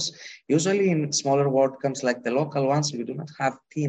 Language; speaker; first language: English; non-native, fluent; Greek